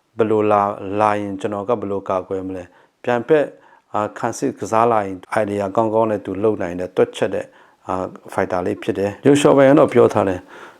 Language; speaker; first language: Burmese; native; Burmese